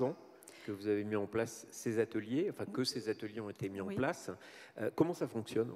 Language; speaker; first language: French; native; French